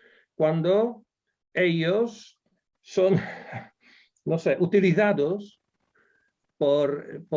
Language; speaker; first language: Spanish; non-native, fluent; Polish